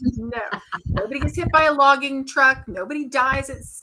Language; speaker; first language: English; native; English